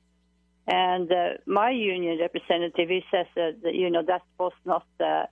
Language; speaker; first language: English; non-native, fluent; Norwegian